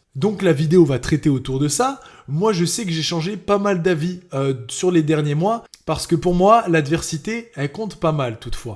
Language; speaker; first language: French; native; French